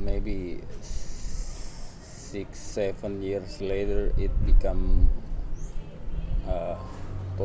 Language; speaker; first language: English; non-native, learner; Indonesian